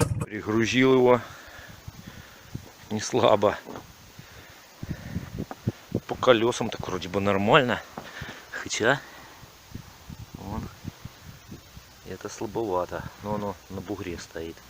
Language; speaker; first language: Russian; native; Russian